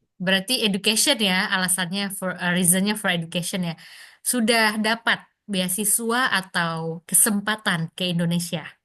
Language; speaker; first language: Indonesian; native; Indonesian